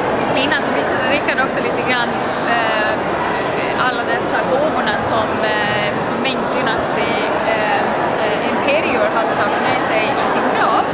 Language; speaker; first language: Swedish; non-native, fluent; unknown